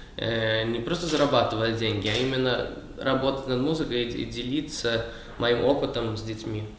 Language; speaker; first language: Russian; early bilingual, heritage; Russian